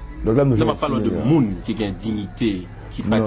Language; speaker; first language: Haitian Creole; native; Haitian Creole